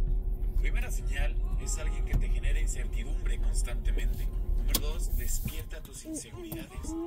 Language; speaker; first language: Spanish; native; Spanish